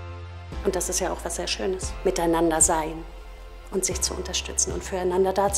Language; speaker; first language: German; native; German